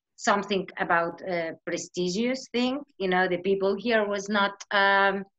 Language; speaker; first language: English; non-native, fluent; Spanish